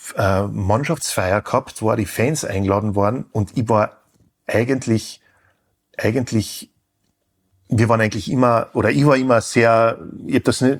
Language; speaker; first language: German; native; German